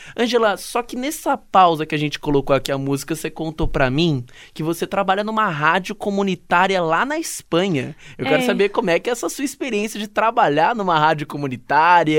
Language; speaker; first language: Portuguese; native; Portuguese